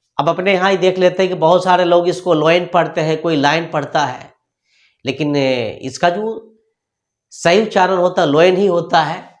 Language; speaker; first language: Hindi; native; Hindi